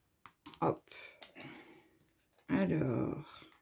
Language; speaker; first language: French; native; French